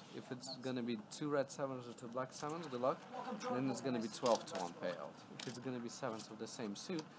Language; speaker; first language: English; non-native, fluent; Latvian